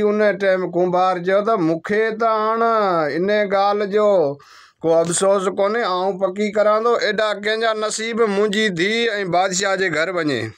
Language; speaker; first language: Sindhi; non-native, local second language; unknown